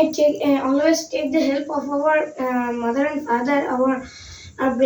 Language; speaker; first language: English; non-native, learner; Bangla